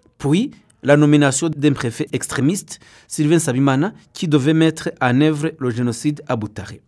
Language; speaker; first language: French; non-native, local second language; Kinyarwanda